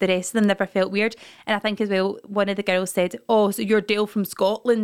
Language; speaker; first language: English; native; English